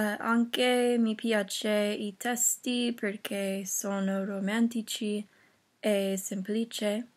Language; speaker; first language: Italian; non-native, learner; English